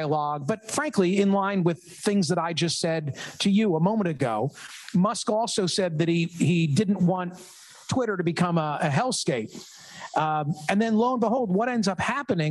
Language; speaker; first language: English; native; English